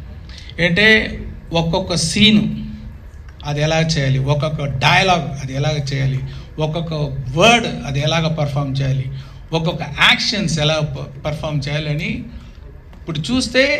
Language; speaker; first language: Telugu; non-native, local second language; Tamil